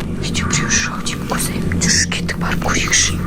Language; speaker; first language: Kazakh; native; Kazakh